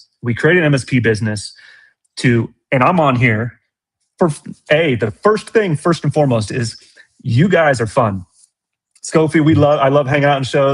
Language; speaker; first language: English; native; English